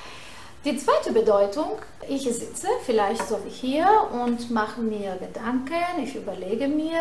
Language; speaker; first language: German; non-native, fluent; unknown